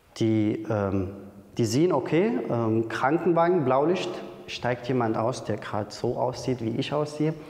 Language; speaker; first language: German; non-native, fluent; Arabic